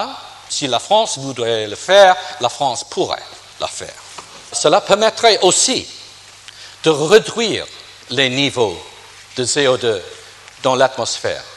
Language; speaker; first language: French; non-native, fluent; English